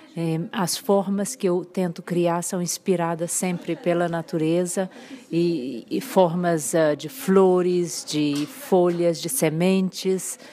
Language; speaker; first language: Portuguese; native; Portuguese